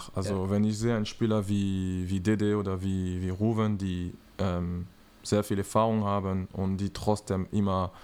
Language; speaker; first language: German; non-native, learner; French